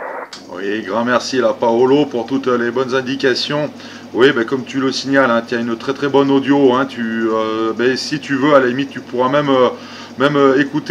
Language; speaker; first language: French; native; French